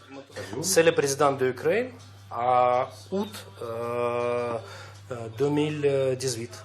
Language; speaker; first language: French; non-native, learner; Russian